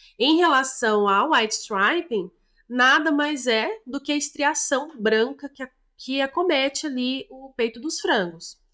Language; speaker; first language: Portuguese; native; Portuguese